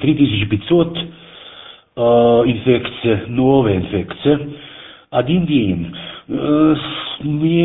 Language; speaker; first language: Russian; non-native, learner; German